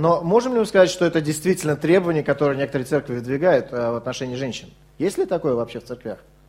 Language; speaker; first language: Russian; native; Russian